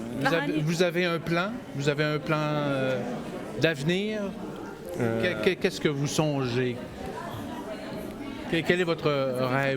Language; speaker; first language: French; native; French